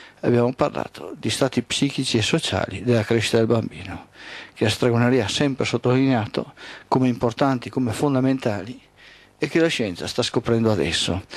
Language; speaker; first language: Italian; native; Italian